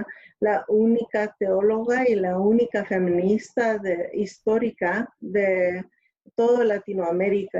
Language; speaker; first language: Spanish; early bilingual, other home language; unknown